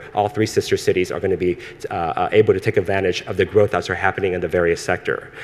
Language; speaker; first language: English; early bilingual, other home language; Cantonese